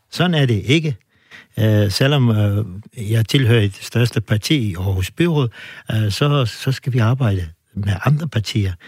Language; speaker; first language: Danish; non-native, fluent; Turkish